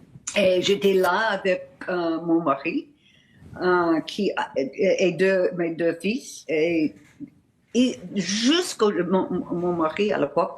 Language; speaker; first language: French; non-native, fluent; English